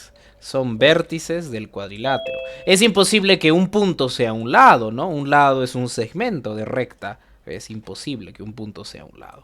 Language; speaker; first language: Spanish; native; Spanish